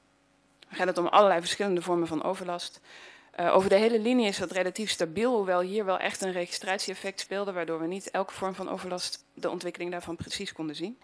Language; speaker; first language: Dutch; native; Dutch